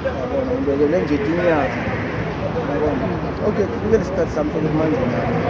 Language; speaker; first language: Zulu; native; Zulu